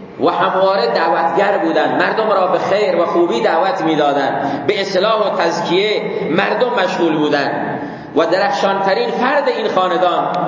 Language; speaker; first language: Persian; non-native, local second language; Baluchi